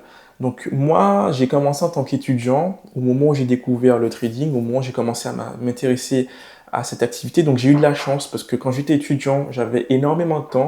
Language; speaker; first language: French; native; French